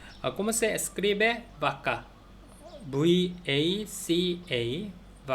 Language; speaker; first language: Spanish; non-native, learner; Korean